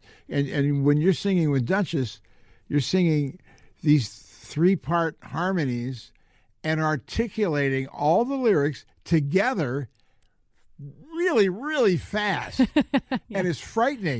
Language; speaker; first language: English; native; English